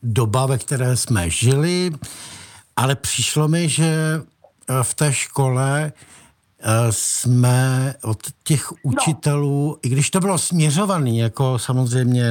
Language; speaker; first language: Czech; native; Czech